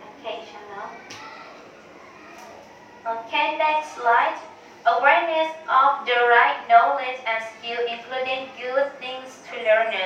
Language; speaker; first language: English; non-native, learner; Thai